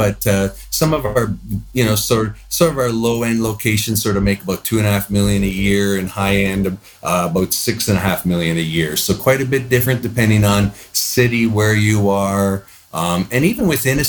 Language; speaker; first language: English; native; English